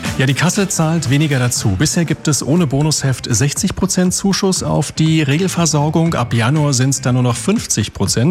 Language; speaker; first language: German; native; German